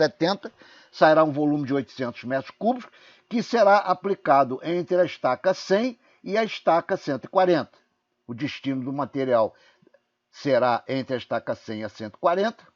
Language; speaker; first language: Portuguese; native; Portuguese